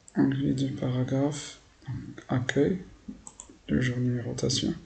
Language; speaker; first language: French; non-native, local second language; Arabic